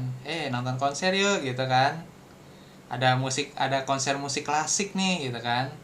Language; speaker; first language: Indonesian; native; Indonesian